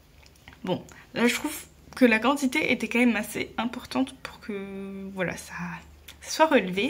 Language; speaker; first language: French; native; French